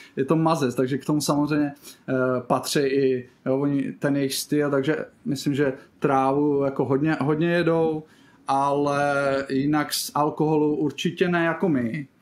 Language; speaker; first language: Czech; native; Czech